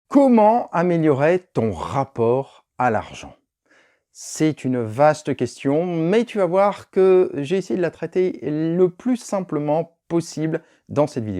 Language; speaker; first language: French; native; French